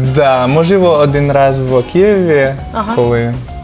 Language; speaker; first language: Ukrainian; non-native, learner; English